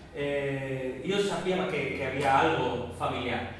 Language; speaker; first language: Italian; non-native, learner; Spanish